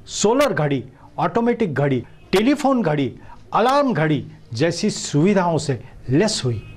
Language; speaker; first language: Hindi; non-native, local second language; Marathi